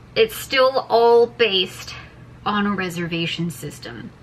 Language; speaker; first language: English; native; English